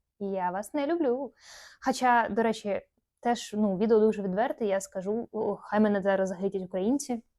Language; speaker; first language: Ukrainian; non-native, local second language; Russian